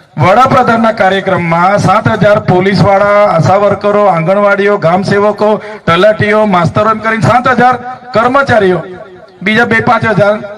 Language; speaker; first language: Gujarati; non-native, local second language; Vasavi